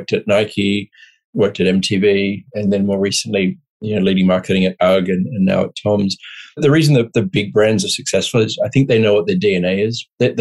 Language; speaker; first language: English; native; English